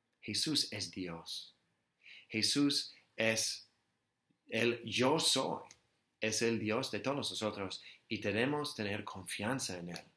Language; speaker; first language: Spanish; non-native, fluent; English